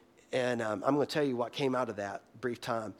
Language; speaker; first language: English; native; English